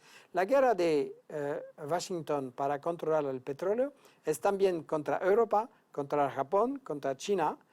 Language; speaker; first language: Spanish; non-native, fluent; French